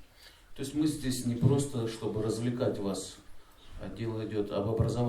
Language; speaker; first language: Russian; native; Russian